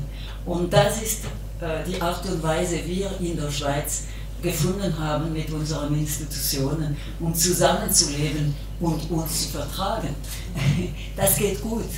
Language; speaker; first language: German; non-native, local second language; French